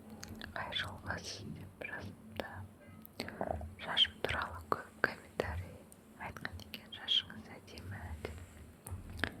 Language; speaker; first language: Kazakh; non-native, local second language; Russian